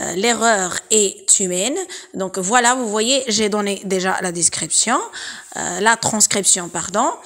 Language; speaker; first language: French; non-native, local second language; Arabic